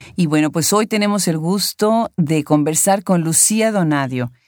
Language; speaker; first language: Spanish; native; Spanish